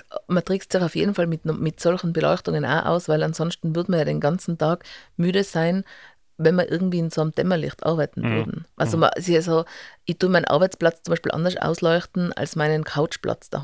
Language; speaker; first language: German; native; German